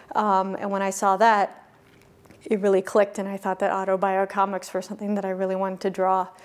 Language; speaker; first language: English; native; English